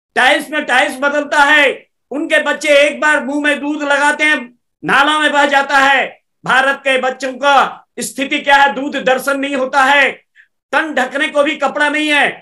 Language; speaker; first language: Hindi; native; Hindi